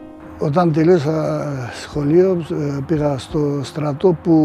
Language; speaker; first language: Greek; early bilingual, heritage; Greek